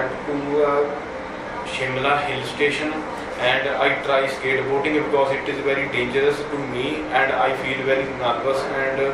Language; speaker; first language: English; non-native, learner; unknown